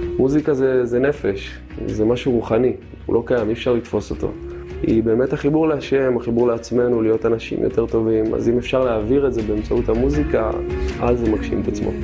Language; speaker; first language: Hebrew; early bilingual, other home language; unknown